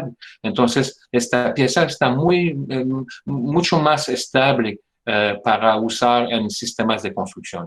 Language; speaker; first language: Spanish; non-native, fluent; French